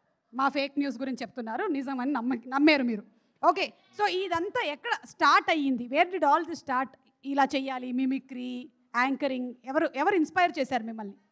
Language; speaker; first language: Telugu; native; Telugu